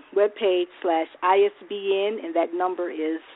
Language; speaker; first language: English; native; English